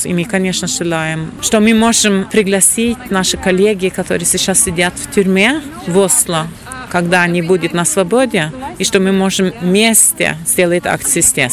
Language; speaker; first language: Russian; non-native, fluent; Norwegian